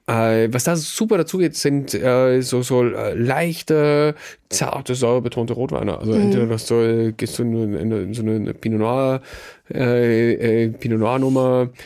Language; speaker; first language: German; native; German